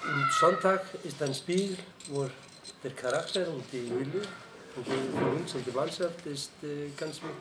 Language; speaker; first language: German; non-native, fluent; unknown